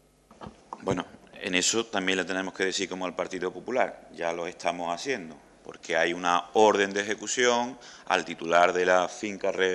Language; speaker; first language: Spanish; native; Spanish